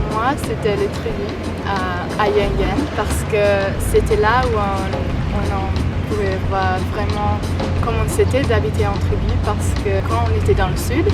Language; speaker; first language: French; non-native, fluent; English